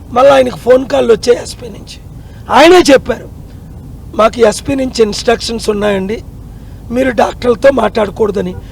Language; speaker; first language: Telugu; native; Telugu